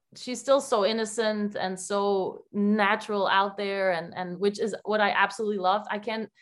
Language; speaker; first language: English; non-native, fluent; Dutch